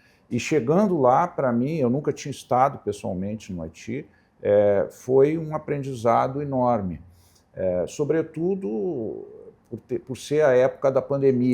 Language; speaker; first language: Portuguese; native; Portuguese